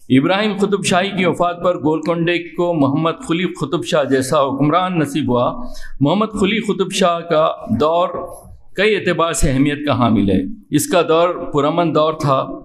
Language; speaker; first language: Urdu; native; Urdu